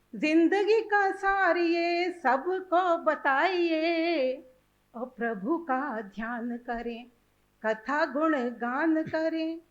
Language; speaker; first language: Hindi; native; Hindi